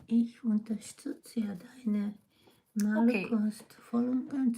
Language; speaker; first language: German; non-native, learner; Japanese